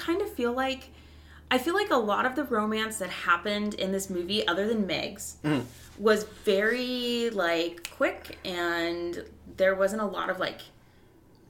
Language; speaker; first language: English; native; English